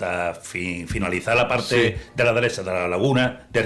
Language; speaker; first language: Spanish; native; Spanish